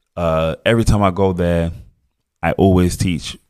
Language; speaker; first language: English; native; English